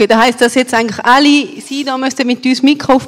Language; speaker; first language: German; native; German